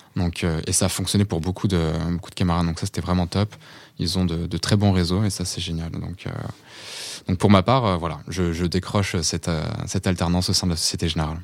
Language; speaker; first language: French; early bilingual, other home language; Portuguese